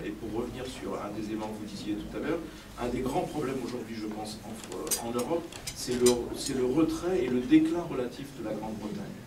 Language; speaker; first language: French; native; French